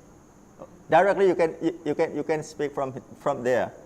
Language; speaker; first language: English; non-native, learner; Indonesian